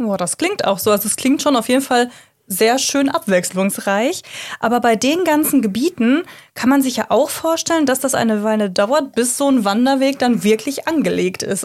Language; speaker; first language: German; native; German